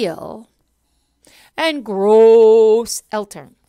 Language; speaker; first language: German; non-native, fluent; English